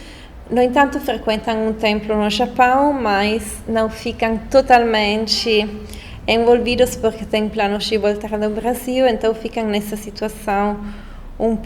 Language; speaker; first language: Portuguese; non-native, fluent; Italian